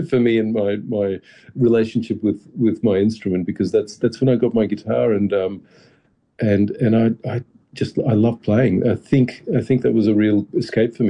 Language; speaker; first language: English; early bilingual, other home language; Russian